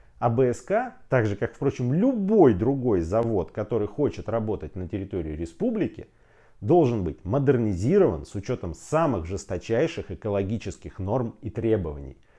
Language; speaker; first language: Russian; native; Russian